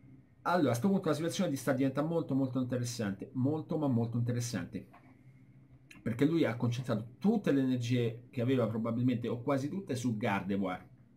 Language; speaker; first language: Italian; native; Italian